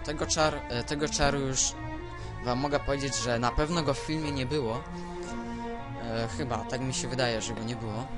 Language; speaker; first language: Polish; native; Polish